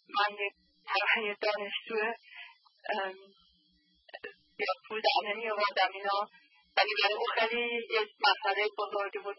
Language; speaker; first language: Persian; early bilingual, heritage; Persian